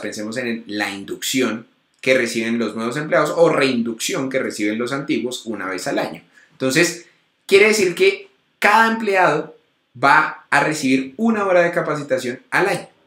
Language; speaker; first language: Spanish; native; Spanish